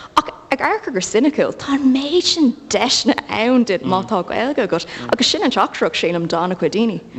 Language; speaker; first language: Irish; native; Irish